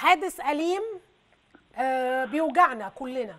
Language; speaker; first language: Arabic; native; Arabic